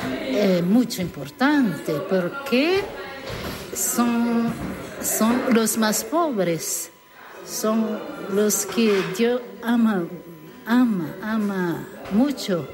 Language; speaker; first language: Spanish; non-native, learner; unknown